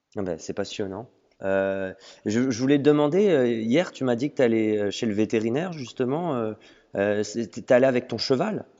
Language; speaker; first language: French; native; French